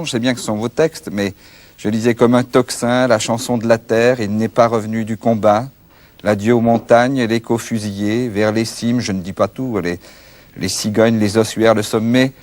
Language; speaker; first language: French; native; French